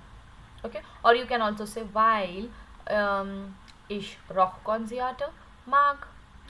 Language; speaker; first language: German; non-native, learner; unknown